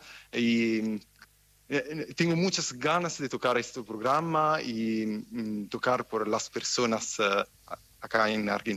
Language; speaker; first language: Spanish; non-native, fluent; Italian